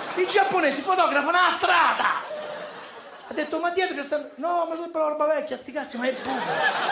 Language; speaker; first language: Italian; native; Italian